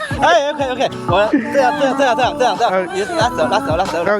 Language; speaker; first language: Chinese; native; Chinese